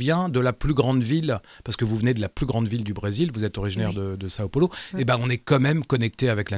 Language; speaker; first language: French; native; French